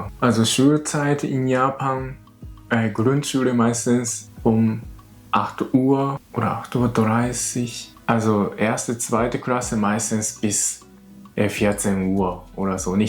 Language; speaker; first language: German; non-native, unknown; Japanese